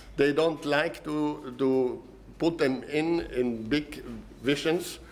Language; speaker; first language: English; non-native, fluent; German